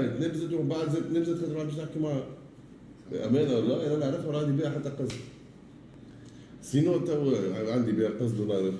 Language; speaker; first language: Arabic; native; Arabic